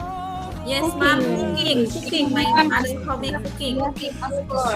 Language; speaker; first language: English; non-native, learner; Indonesian